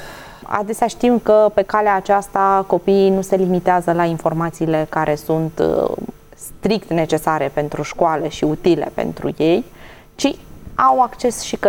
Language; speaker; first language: Romanian; native; Romanian